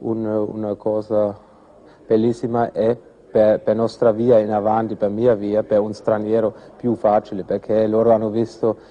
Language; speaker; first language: Italian; non-native, fluent; German